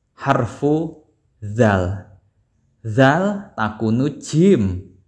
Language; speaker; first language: Arabic; non-native, learner; Javanese